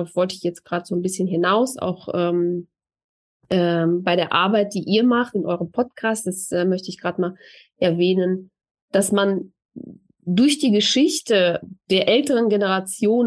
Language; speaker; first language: German; early bilingual, other home language; Russian